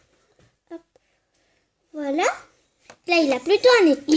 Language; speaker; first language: French; native; French